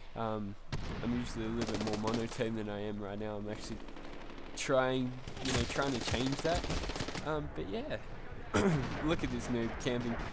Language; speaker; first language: English; native; English